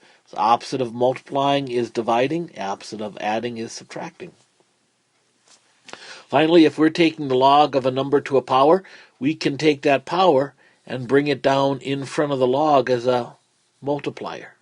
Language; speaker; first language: English; native; English